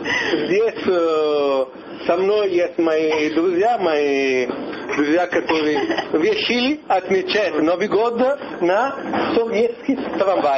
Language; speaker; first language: Russian; non-native, learner; Italian